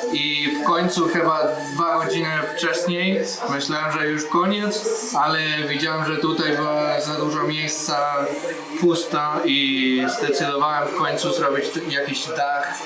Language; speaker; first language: Polish; non-native, learner; Spanish